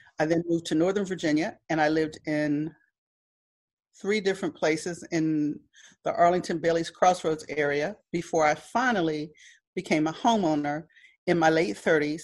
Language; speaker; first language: English; native; English